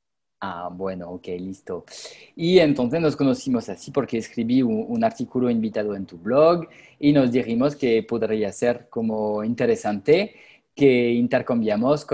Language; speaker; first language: Spanish; non-native, fluent; French